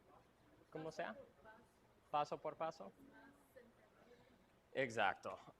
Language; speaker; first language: Spanish; non-native, fluent; English